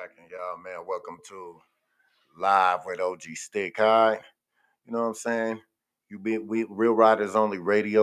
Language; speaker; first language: English; native; English